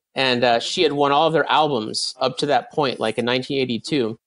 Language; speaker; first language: English; native; English